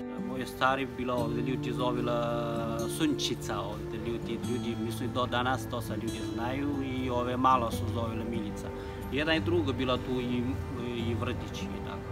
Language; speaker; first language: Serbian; non-native, learner; Chinese